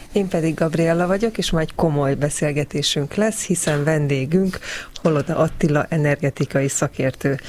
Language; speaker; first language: Hungarian; native; Hungarian